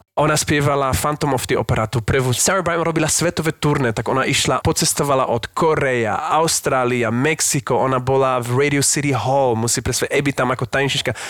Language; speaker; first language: Slovak; early bilingual, heritage; Slovak